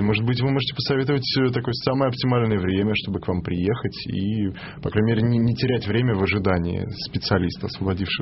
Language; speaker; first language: Russian; native; Russian